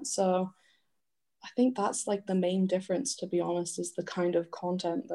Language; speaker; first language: English; native; English